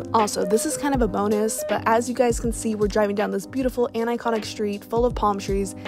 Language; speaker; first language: English; native; English